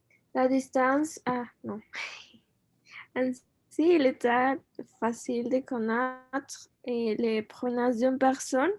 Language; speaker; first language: French; non-native, learner; Spanish